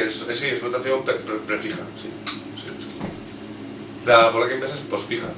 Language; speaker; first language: Spanish; native; Spanish